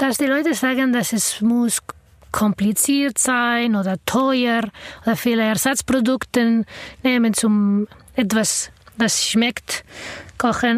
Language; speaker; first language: German; non-native, learner; Arabic